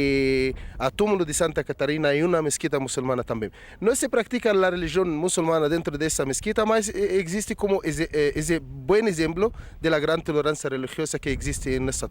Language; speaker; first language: Portuguese; non-native, fluent; Arabic